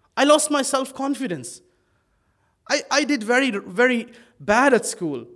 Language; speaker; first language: English; early bilingual, other home language; Dutch